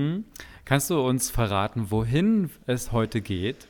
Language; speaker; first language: German; native; German